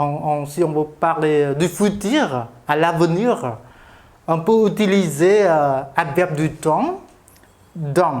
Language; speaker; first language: French; non-native, fluent; Khmer